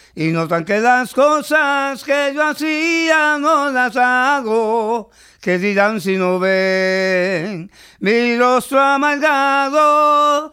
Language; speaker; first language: Spanish; early bilingual, heritage; Spanish